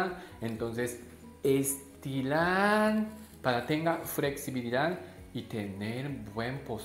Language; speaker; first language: Spanish; non-native, learner; Japanese